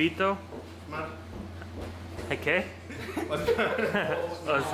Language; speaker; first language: Spanish; non-native, learner; English